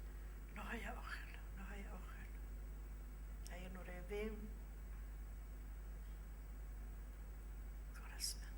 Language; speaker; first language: Hebrew; non-native, fluent; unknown